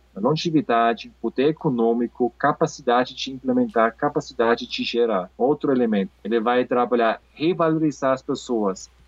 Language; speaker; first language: Portuguese; non-native, fluent; German